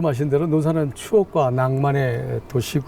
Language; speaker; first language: Korean; native; Korean